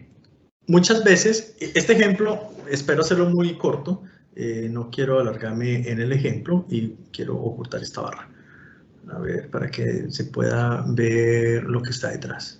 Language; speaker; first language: Spanish; native; Spanish